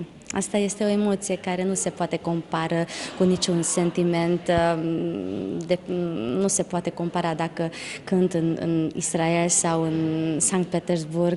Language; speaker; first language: Romanian; non-native, local second language; Hungarian